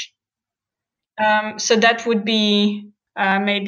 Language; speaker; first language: English; non-native, fluent; French